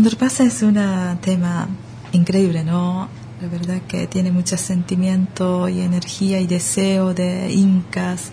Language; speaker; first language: Spanish; non-native, learner; Japanese